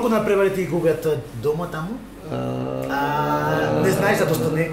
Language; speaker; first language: Macedonian; non-native, learner; Spanish